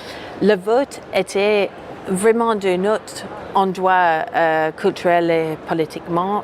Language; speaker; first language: French; non-native, fluent; English